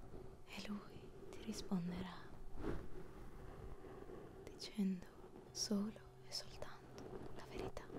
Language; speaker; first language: Italian; native; Italian